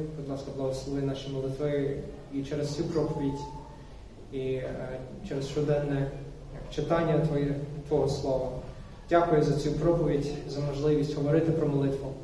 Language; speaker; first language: Ukrainian; non-native, fluent; English